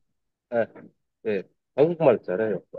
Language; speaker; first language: Korean; non-native, learner; Indonesian